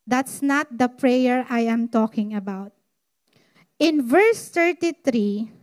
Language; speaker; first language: English; non-native, local second language; Filipino